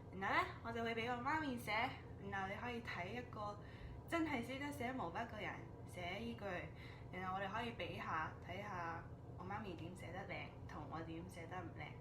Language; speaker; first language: Cantonese; early bilingual, heritage; Cantonese